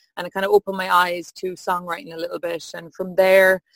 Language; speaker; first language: English; native; English